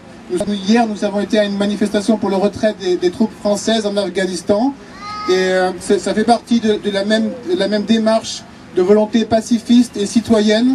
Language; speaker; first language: French; native; French